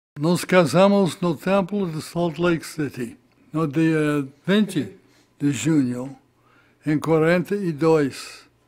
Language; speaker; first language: Portuguese; non-native, fluent; English